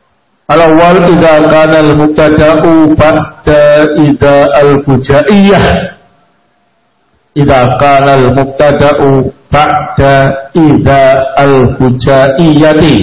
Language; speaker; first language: Arabic; non-native, fluent; Indonesian